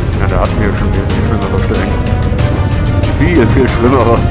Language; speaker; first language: German; native; German